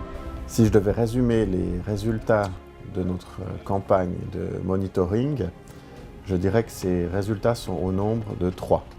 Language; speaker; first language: French; native; French